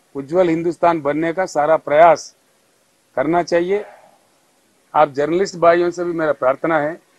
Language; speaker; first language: Hindi; non-native, local second language; Telugu